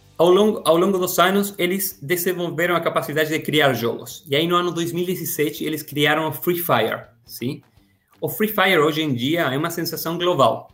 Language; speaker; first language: Portuguese; non-native, fluent; Spanish